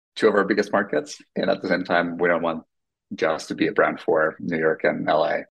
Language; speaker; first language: English; non-native, fluent; Finnish